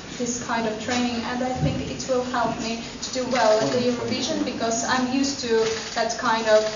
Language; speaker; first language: English; non-native, fluent; Estonian